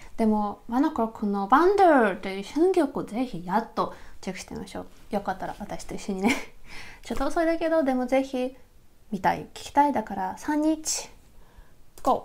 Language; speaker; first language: Japanese; non-native, learner; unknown